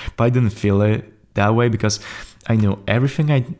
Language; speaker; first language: English; non-native, fluent; Polish